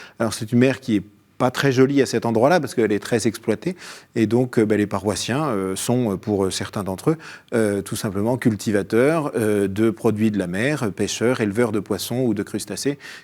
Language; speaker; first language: French; native; French